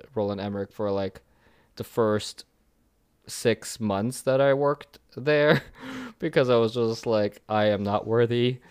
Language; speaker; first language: English; early bilingual, other home language; German